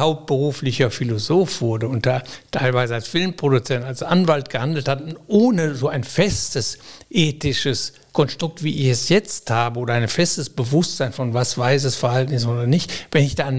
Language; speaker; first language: German; native; German